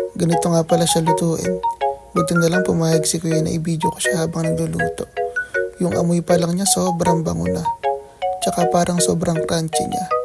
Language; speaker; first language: Filipino; native; Filipino